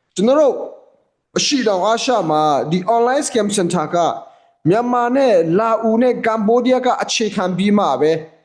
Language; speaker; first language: Burmese; native; Burmese